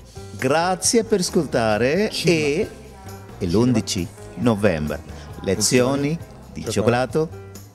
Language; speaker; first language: Italian; non-native, learner; Arabic